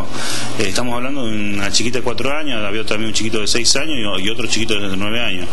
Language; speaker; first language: Spanish; native; Spanish